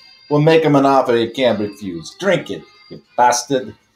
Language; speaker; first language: English; native; English